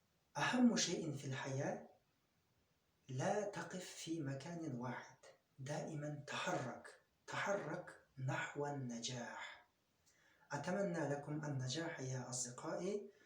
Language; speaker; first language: Arabic; non-native, fluent; Kyrgyz